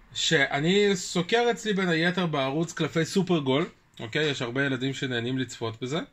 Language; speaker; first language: Hebrew; early bilingual, other home language; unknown